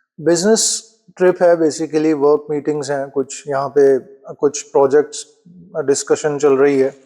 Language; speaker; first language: Hindi; native; Hindi